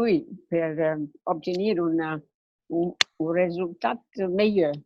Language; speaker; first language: French; non-native, learner; English